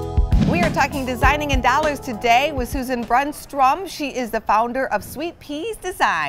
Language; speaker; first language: English; native; English